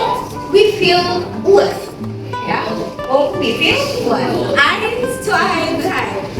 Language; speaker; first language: German; non-native, fluent; Indonesian